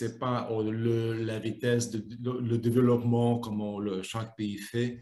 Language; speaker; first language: French; non-native, fluent; Lithuanian